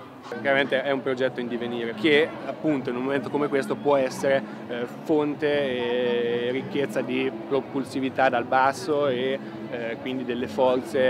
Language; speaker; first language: Italian; native; Italian